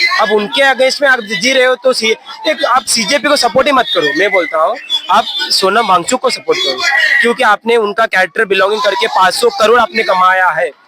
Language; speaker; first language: Hindi; non-native, local second language; Tamil